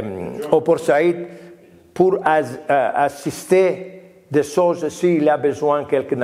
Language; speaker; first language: French; non-native, learner; Greek